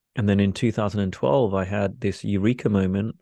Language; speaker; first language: English; native; English